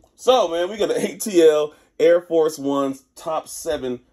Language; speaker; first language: English; native; English